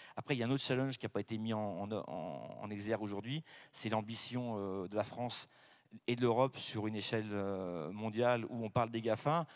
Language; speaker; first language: French; native; French